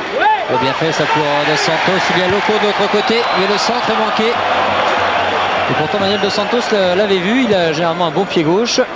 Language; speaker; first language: French; native; French